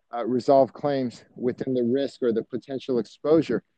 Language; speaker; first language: English; native; English